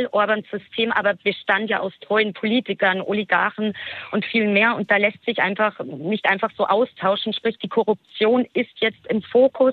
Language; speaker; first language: German; native; German